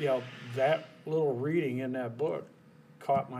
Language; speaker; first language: English; native; English